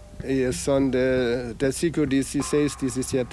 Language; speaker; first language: Spanish; non-native, fluent; German